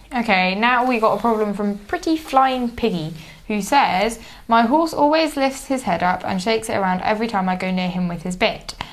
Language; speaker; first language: English; native; English